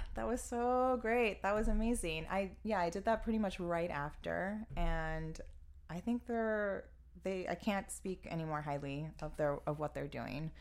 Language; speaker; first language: English; native; English